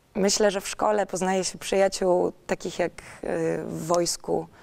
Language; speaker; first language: Polish; native; Polish